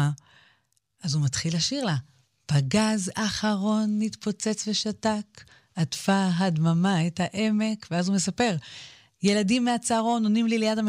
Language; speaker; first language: Hebrew; native; Hebrew